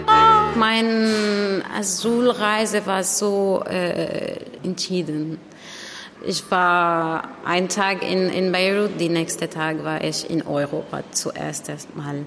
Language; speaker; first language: German; non-native, learner; Arabic